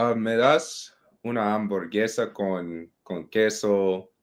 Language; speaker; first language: Spanish; non-native, learner; English